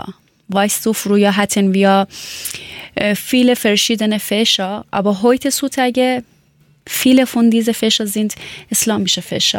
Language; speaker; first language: German; non-native, learner; Persian